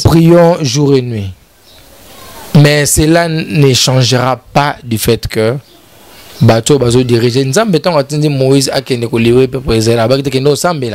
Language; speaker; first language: French; non-native, local second language; Lingala